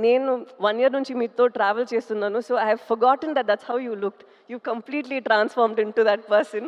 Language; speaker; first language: Telugu; non-native, fluent; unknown